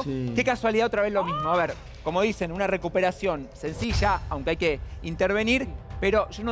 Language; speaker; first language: Spanish; native; Spanish